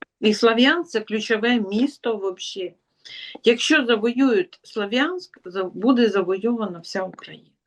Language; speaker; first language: Ukrainian; non-native, local second language; Russian